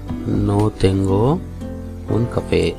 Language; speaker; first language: Spanish; non-native, fluent; Telugu